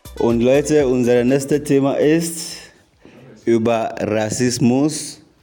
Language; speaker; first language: German; non-native, learner; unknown